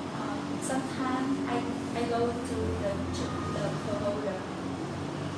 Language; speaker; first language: English; non-native, learner; Vietnamese